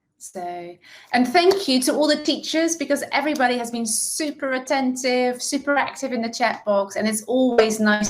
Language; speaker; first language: English; non-native, fluent; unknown